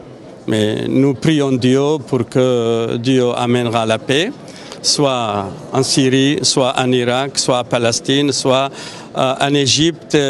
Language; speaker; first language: French; non-native, fluent; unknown